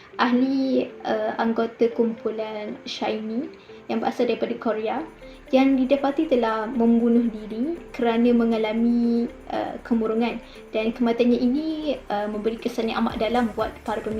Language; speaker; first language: Malay; native; Malay